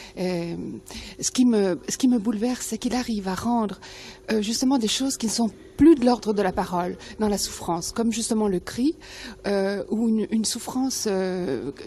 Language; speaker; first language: French; native; French